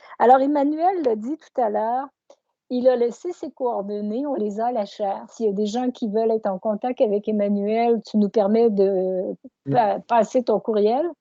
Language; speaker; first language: French; native; French